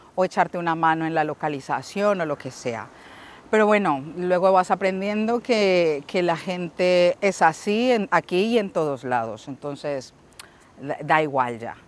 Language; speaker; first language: Spanish; native; Spanish